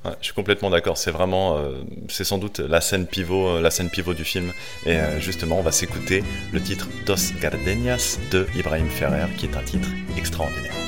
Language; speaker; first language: French; native; French